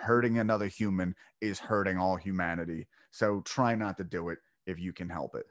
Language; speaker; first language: English; native; English